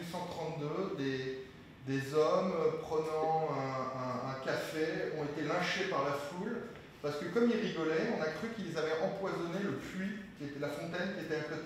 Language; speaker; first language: French; native; French